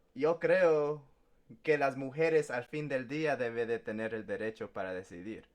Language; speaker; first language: Spanish; early bilingual, other home language; English